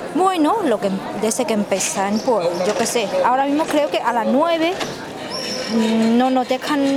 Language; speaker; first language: Spanish; non-native, learner; Thai